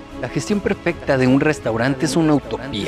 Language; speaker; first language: Spanish; native; Spanish